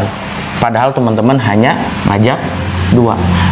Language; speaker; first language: Indonesian; non-native, local second language; Sundanese